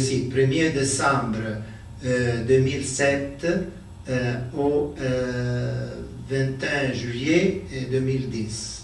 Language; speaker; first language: French; non-native, learner; Italian